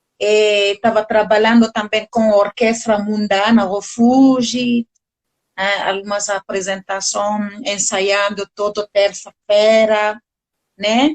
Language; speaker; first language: Portuguese; non-native, learner; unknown